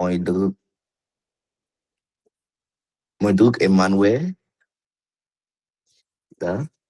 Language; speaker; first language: Russian; non-native, learner; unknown